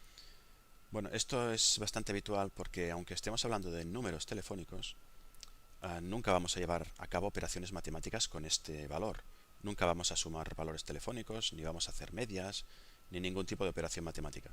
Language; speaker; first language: Spanish; native; Spanish